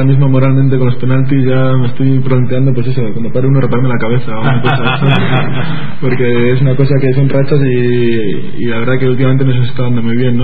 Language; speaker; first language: Spanish; native; Spanish